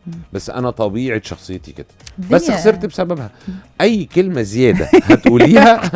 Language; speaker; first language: Arabic; native; Arabic